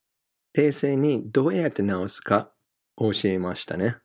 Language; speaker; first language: Japanese; non-native, fluent; English